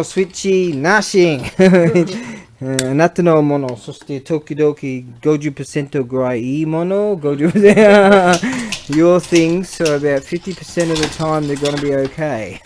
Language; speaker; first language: Japanese; non-native, learner; English